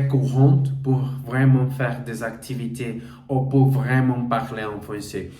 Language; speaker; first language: French; non-native, learner; Portuguese